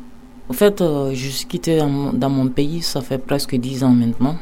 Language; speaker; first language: French; non-native, local second language; Bambara